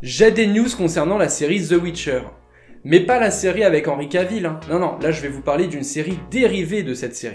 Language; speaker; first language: French; native; French